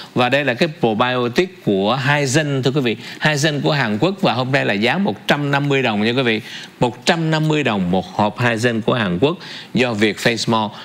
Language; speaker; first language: Vietnamese; native; Vietnamese